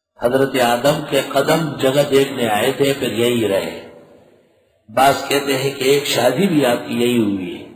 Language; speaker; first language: Urdu; non-native, local second language; Pashto